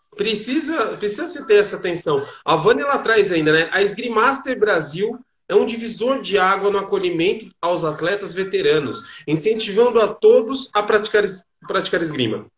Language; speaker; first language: Portuguese; native; Portuguese